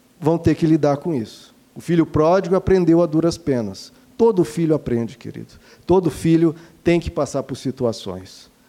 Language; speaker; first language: Portuguese; native; Portuguese